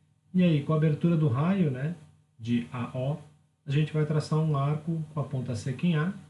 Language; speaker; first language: Portuguese; native; Portuguese